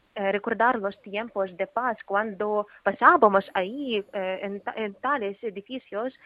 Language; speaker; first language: Spanish; non-native, learner; Ukrainian